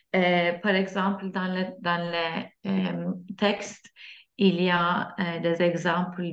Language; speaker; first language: French; non-native, learner; Turkish